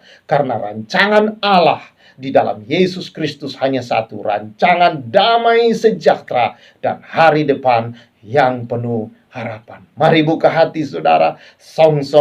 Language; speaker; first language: Indonesian; native; Indonesian